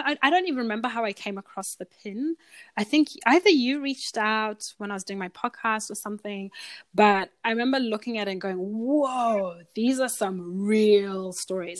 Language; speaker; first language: English; non-native, local second language; Shona